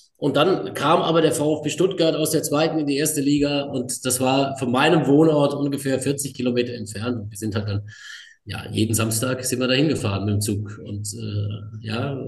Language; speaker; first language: German; native; German